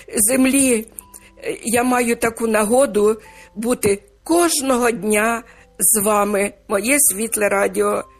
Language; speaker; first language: Ukrainian; native; Ukrainian